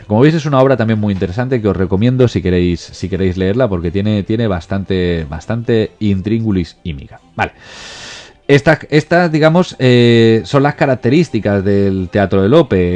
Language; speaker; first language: Spanish; native; Spanish